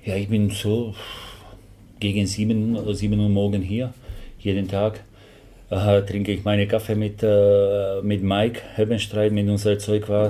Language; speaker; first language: German; non-native, fluent; Slovak